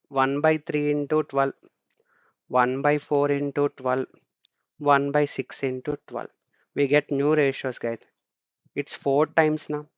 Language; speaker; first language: English; non-native, local second language; Telugu